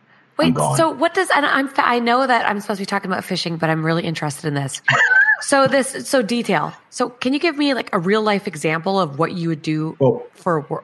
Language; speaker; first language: English; native; English